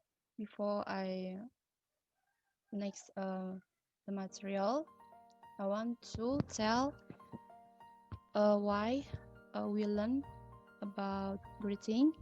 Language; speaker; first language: English; non-native, learner; Indonesian